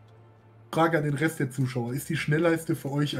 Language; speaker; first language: German; native; German